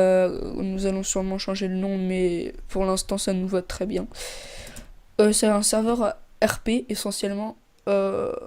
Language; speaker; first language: French; native; French